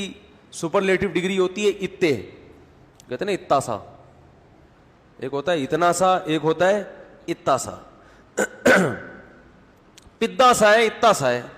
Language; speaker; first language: Urdu; native; Urdu